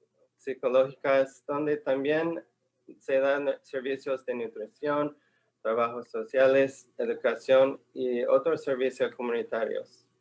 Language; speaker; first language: Spanish; non-native, fluent; English